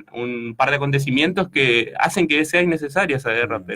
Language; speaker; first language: Spanish; native; Spanish